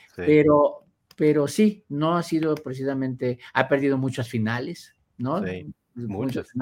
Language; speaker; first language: Spanish; native; Spanish